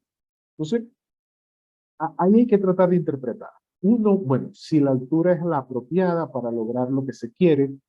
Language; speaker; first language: Spanish; native; Spanish